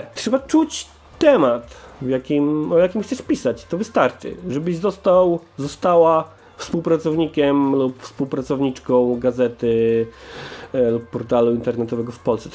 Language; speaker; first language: Polish; native; Polish